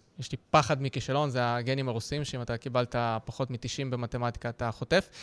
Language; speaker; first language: Hebrew; early bilingual, other home language; Russian